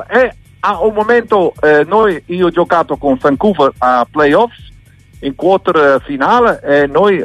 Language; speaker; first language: Italian; non-native, learner; Dutch